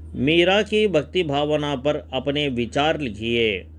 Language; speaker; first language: Hindi; non-native, local second language; Telugu